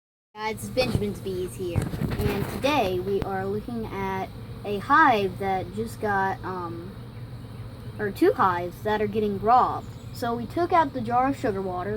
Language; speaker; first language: English; native; English